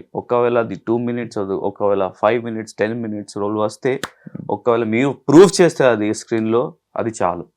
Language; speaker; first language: Telugu; non-native, learner; Hindi